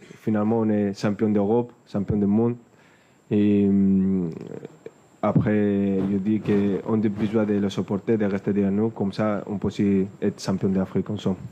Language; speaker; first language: French; non-native, fluent; Spanish